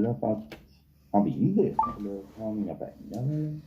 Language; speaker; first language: Swedish; native; Swedish